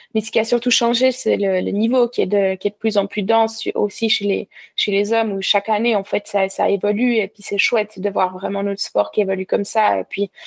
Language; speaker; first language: French; native; French